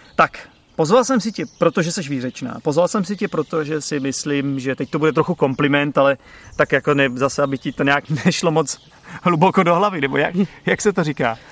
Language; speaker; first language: Czech; native; Czech